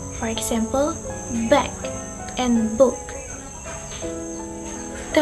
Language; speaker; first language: English; non-native, learner; Indonesian